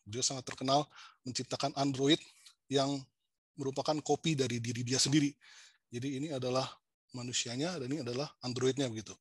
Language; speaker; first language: Indonesian; native; Indonesian